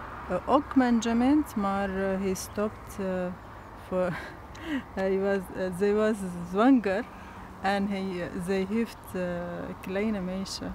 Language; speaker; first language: Dutch; non-native, learner; Arabic